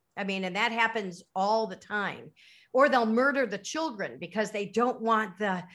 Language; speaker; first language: English; native; English